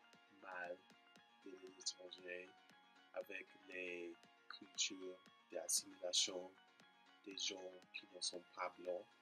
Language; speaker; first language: French; non-native, learner; English